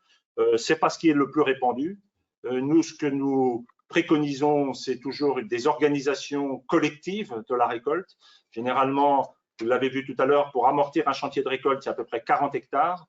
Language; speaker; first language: French; native; French